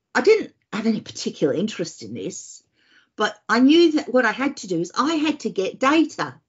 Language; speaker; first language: English; native; English